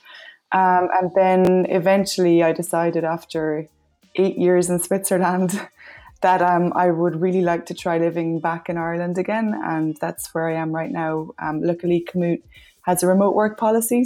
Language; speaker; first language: English; native; English